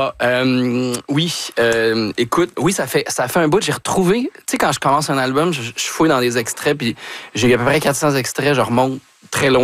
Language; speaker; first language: French; native; French